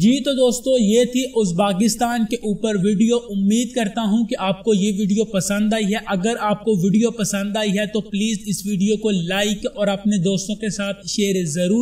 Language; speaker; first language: Hindi; non-native, local second language; Punjabi